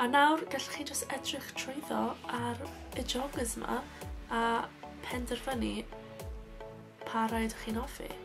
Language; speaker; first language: Welsh; non-native, local second language; English